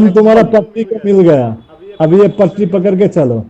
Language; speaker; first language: Hindi; non-native, local second language; Bangla